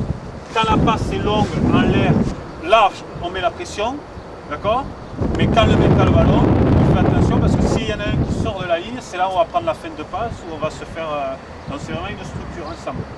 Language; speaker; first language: French; native; French